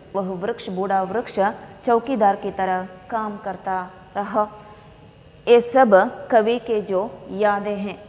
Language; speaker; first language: Hindi; non-native, local second language; Kannada